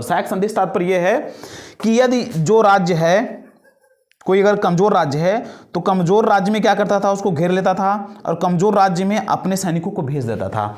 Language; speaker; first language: Hindi; native; Hindi